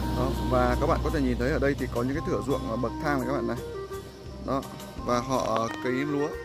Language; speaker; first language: Vietnamese; native; Vietnamese